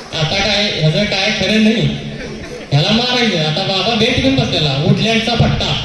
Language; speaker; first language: Marathi; non-native, local second language; Kannada